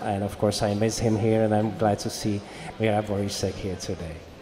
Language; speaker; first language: English; non-native, fluent; Czech